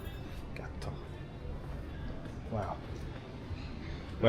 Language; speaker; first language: Spanish; non-native, learner; English